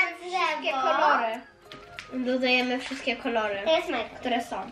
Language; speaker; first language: Polish; early bilingual, heritage; Polish